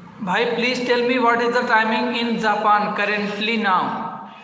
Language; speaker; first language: English; non-native, learner; Hindi